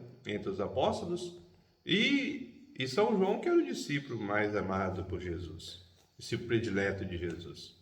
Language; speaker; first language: Portuguese; native; Portuguese